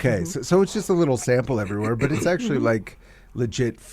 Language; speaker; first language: English; native; English